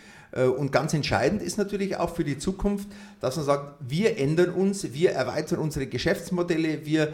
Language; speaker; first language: German; native; German